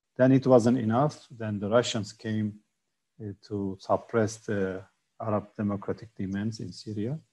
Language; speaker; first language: English; non-native, fluent; Turkish